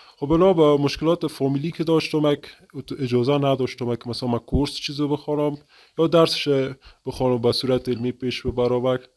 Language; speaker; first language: Persian; native; Persian